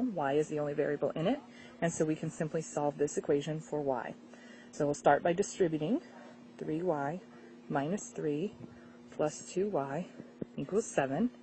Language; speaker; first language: English; native; English